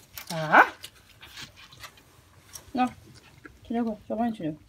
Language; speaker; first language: Chinese; non-native, local second language; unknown